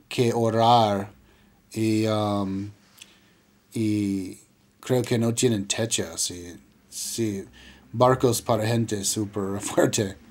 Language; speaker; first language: Spanish; non-native, learner; English